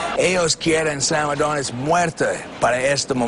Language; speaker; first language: Spanish; non-native, learner; English